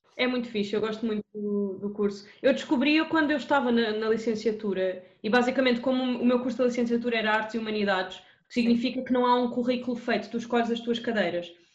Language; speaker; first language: Portuguese; early bilingual, other home language; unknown